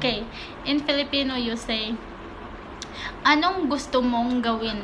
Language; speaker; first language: Filipino; non-native, local second language; Cebuano